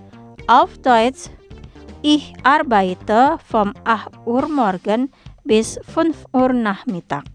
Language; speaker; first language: German; non-native, fluent; Indonesian